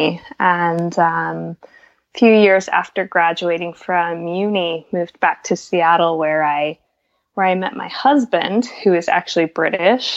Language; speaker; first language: English; native; English